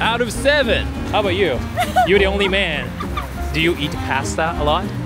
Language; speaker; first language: English; non-native, fluent; Japanese